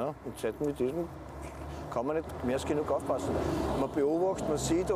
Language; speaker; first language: German; native; German